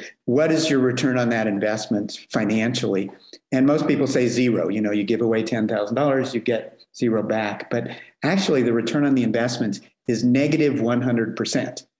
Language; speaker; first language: English; native; English